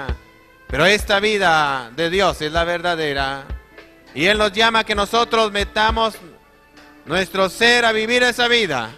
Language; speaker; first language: Spanish; native; Spanish